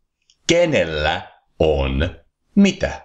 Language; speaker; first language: Finnish; non-native, fluent; English